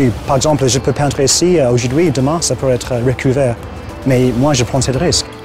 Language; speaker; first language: French; non-native, fluent; English